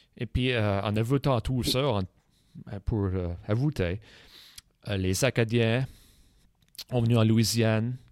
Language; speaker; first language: French; non-native, local second language; English